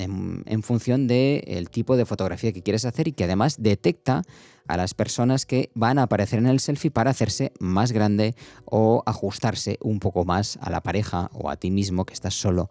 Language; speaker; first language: Spanish; native; Spanish